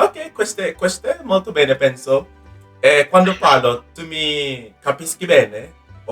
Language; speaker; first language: Italian; non-native, learner; English